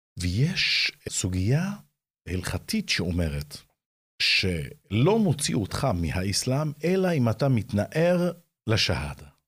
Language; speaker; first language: Hebrew; non-native, local second language; Arabic